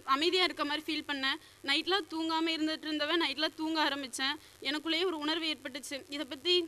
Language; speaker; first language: Tamil; native; Tamil